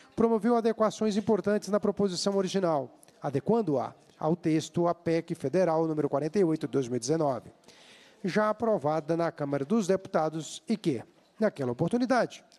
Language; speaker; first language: Portuguese; native; Portuguese